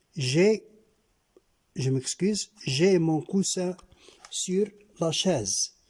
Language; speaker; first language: French; non-native, local second language; Arabic